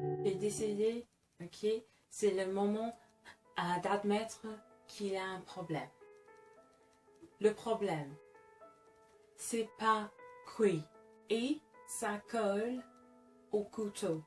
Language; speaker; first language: French; non-native, fluent; English